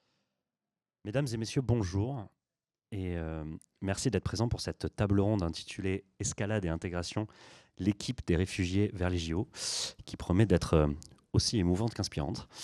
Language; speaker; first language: French; native; French